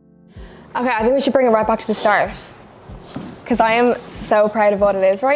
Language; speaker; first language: English; native; English